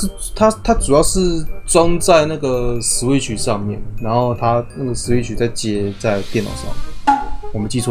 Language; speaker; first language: Chinese; native; Chinese